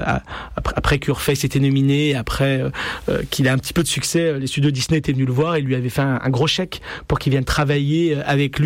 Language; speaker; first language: French; native; French